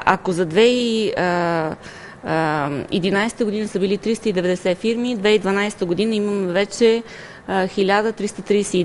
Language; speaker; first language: Bulgarian; native; Bulgarian